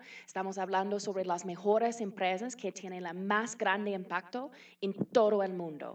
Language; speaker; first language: Spanish; non-native, fluent; English